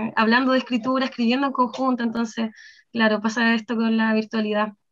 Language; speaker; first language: Spanish; native; Spanish